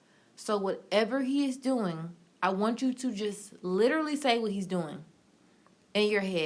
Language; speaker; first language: English; native; English